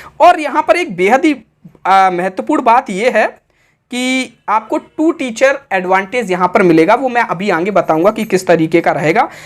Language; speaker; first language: Hindi; native; Hindi